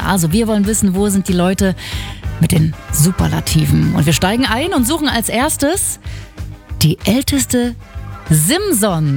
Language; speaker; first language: German; native; German